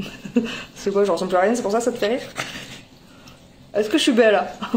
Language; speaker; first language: French; native; French